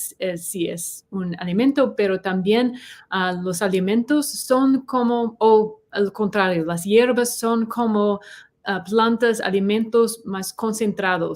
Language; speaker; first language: Spanish; non-native, fluent; English